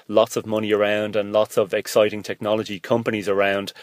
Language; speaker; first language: English; native; English